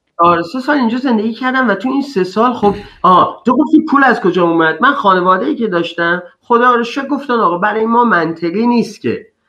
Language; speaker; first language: Persian; native; Persian